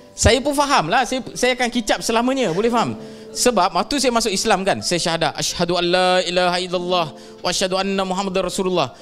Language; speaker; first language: Malay; non-native, local second language; Tamil